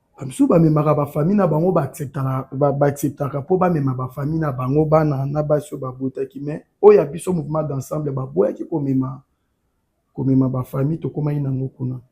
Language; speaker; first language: Lingala; non-native, local second language; Luba-Lulua